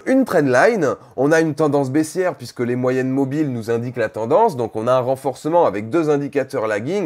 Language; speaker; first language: French; native; French